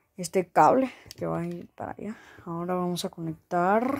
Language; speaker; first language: Spanish; native; Spanish